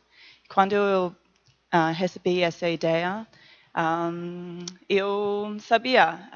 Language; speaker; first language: Portuguese; non-native, learner; English